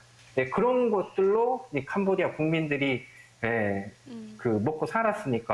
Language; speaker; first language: Korean; native; Korean